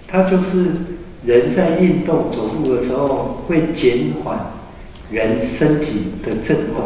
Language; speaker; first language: Chinese; native; Chinese